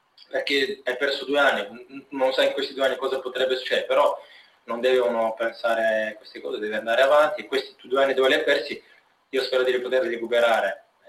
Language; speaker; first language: Italian; non-native, fluent; Bulgarian